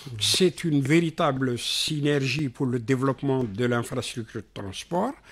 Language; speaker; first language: French; non-native, local second language; Arabic